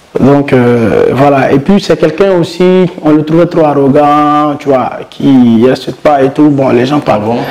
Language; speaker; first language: French; non-native, local second language; Mossi